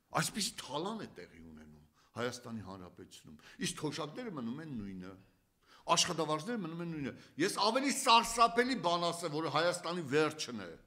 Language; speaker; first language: Armenian; native; Armenian